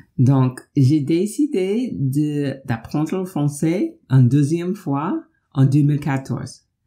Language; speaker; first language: French; non-native, learner; English